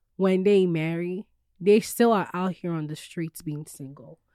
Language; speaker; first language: English; non-native, local second language; Yoruba